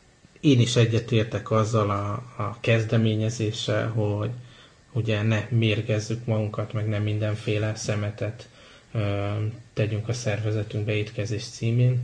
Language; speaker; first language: Hungarian; native; Hungarian